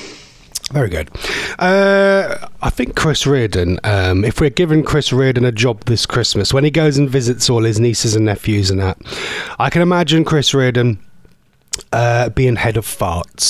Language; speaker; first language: English; native; English